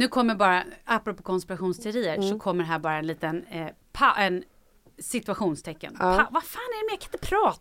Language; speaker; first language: Swedish; native; Swedish